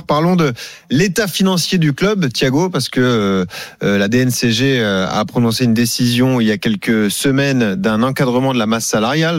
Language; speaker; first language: French; native; French